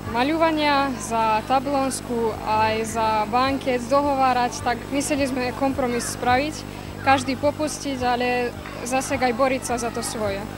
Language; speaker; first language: Slovak; native; Slovak